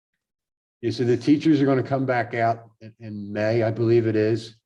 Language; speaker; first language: English; native; English